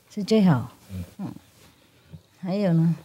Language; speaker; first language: Chinese; non-native, fluent; Vietnamese